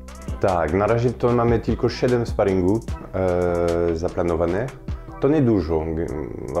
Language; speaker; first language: Polish; non-native, fluent; French